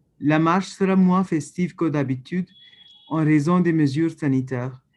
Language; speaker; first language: French; non-native, learner; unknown